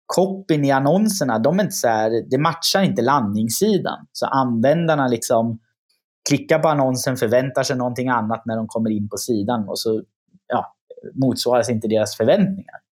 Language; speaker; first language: Swedish; native; Swedish